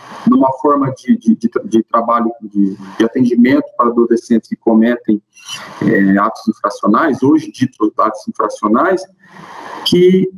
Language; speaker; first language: Portuguese; native; Portuguese